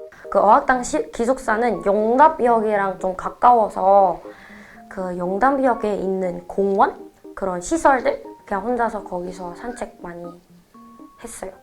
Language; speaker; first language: Korean; non-native, fluent; Indonesian